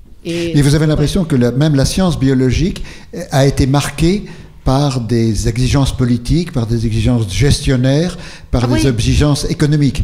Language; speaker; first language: French; native; French